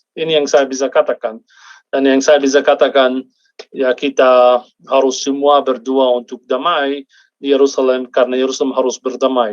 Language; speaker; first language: Indonesian; non-native, fluent; Arabic